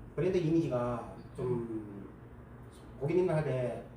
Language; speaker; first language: Korean; early bilingual, heritage; Korean